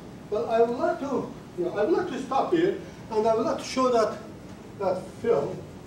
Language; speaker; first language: English; non-native, fluent; Azerbaijani